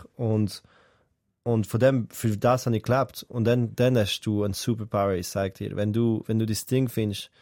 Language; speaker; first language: German; native; German